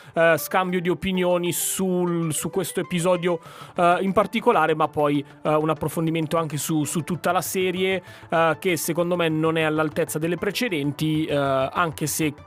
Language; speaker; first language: Italian; native; Italian